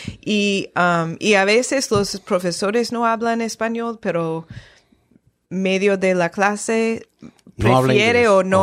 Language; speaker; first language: Spanish; non-native, fluent; English